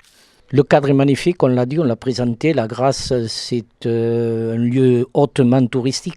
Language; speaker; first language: French; native; French